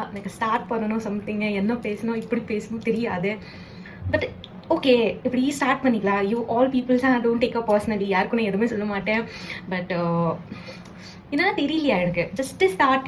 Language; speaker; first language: Tamil; non-native, learner; Marathi